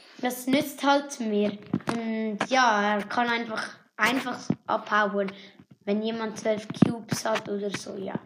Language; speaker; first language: German; native; German